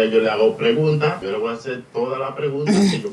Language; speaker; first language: Spanish; native; Spanish